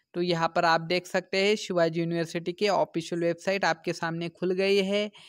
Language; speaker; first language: Hindi; non-native, local second language; Marathi